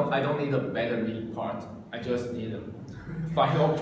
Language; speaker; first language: English; non-native, learner; Chinese